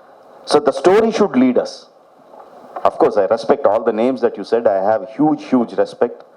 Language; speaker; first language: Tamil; non-native, local second language; Telugu